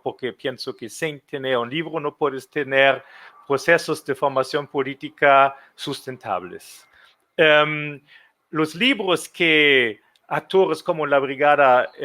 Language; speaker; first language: Spanish; non-native, fluent; German